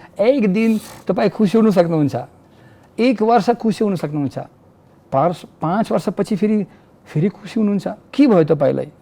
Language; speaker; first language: Nepali; non-native, fluent; Russian